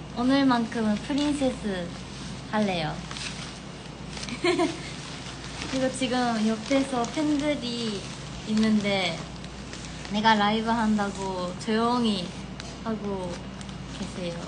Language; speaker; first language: Korean; non-native, fluent; Japanese